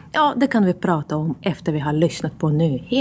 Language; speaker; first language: Swedish; non-native, fluent; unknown